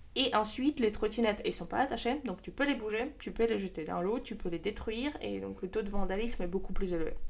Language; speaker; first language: French; non-native, fluent; Russian